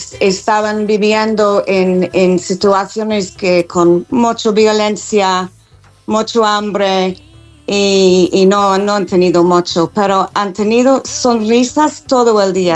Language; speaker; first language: Spanish; non-native, fluent; English